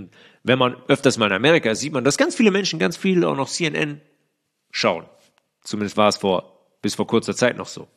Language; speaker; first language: German; native; German